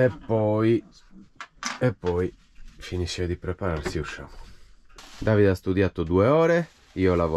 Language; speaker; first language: Italian; native; Italian